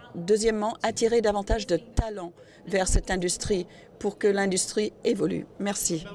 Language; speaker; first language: French; non-native, fluent; Cantonese